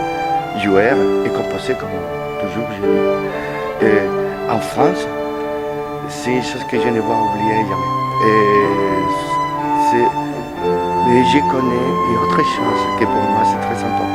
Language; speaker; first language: French; non-native, learner; Spanish